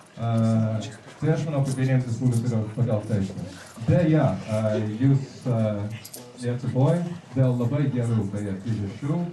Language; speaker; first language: Lithuanian; non-native, fluent; French